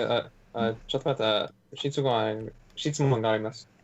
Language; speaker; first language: Japanese; non-native, learner; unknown